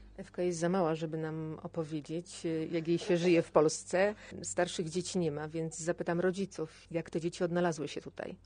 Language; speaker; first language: Polish; native; Polish